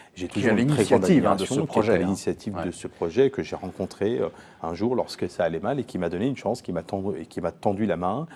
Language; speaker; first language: French; native; French